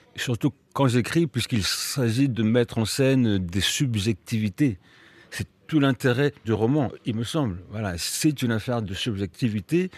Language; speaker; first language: French; early bilingual, other home language; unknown